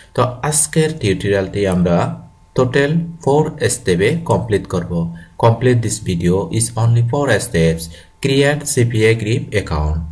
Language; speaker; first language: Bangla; non-native, local second language; Chakma